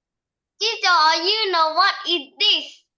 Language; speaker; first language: English; non-native, learner; Vietnamese